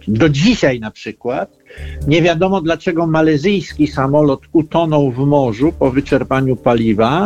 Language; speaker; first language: Polish; native; Polish